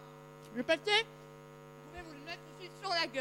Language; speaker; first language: French; native; French